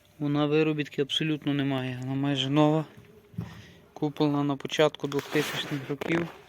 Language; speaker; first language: Ukrainian; native; Ukrainian